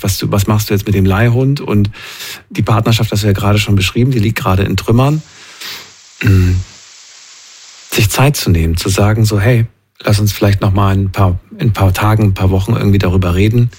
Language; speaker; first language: German; native; German